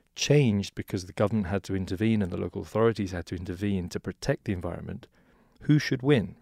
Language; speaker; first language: English; native; English